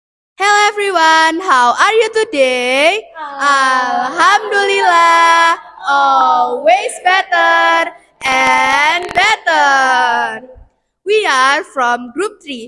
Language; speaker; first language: English; non-native, learner; Indonesian